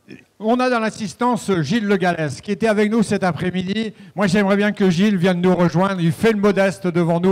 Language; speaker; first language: French; native; French